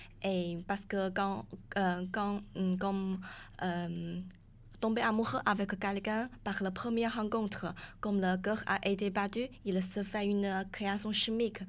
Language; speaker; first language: French; non-native, learner; Chinese